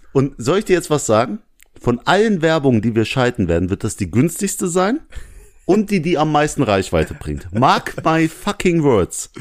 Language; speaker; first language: German; early bilingual, other home language; Urdu